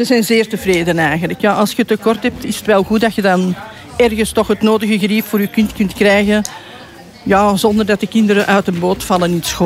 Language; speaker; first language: Dutch; native; Dutch